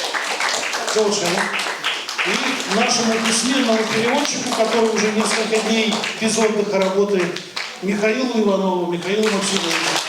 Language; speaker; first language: Russian; native; Russian